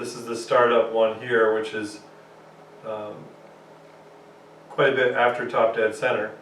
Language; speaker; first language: English; native; English